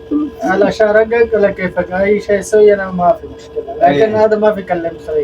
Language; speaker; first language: Arabic; non-native, learner; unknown